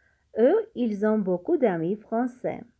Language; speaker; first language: French; non-native, fluent; Armenian